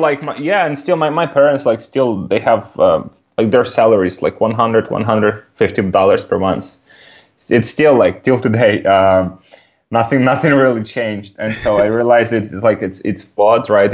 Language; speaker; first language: English; non-native, fluent; Ukrainian